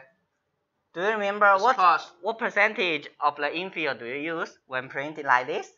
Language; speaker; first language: English; non-native, fluent; Chinese